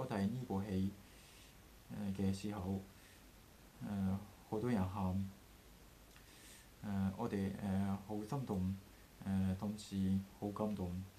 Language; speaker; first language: Cantonese; non-native, learner; Japanese